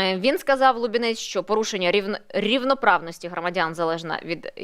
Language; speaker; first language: Ukrainian; non-native, local second language; Russian